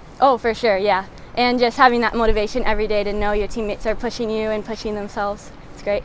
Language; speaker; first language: English; native; English